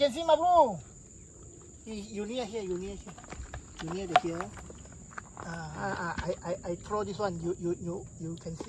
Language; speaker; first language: English; non-native, local second language; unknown